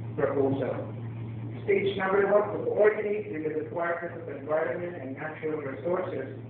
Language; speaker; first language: English; non-native, local second language; Filipino